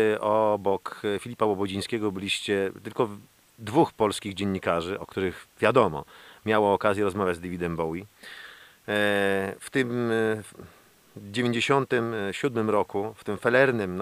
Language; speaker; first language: Polish; native; Polish